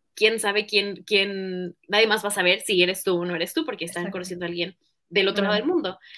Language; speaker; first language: Spanish; native; Spanish